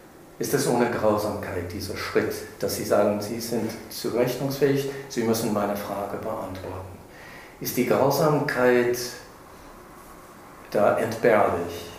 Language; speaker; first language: German; non-native, fluent; English